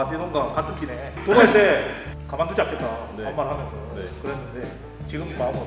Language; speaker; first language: Korean; native; Korean